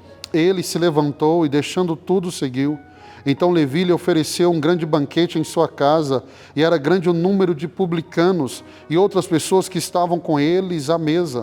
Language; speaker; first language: Portuguese; native; Portuguese